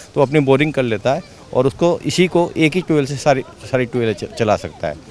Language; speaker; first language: Hindi; native; Hindi